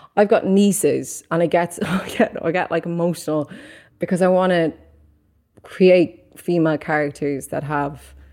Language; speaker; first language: English; native; English